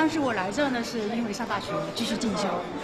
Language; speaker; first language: Chinese; native; Chinese